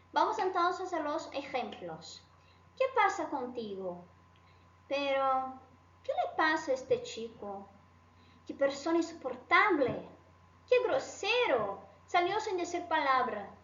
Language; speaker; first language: Spanish; non-native, fluent; Portuguese